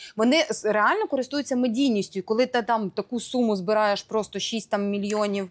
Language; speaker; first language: Ukrainian; native; Ukrainian